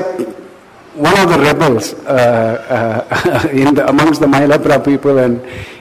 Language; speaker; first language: English; non-native, local second language; Malayalam